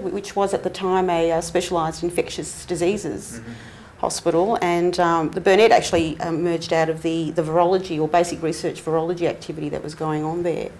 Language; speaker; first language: English; native; English